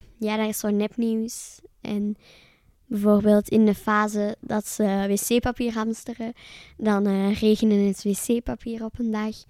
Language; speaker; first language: Dutch; native; Dutch